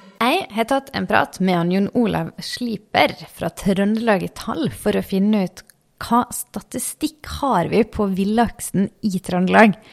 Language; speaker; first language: Norwegian; native; Norwegian